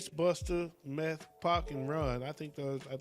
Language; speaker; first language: English; native; English